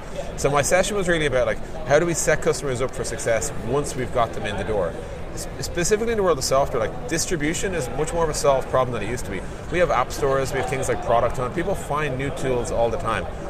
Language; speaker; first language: English; native; English